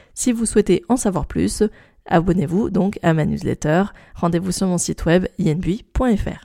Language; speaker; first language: French; native; French